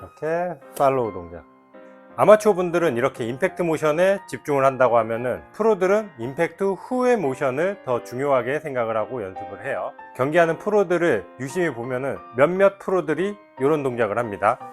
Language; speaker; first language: Korean; native; Korean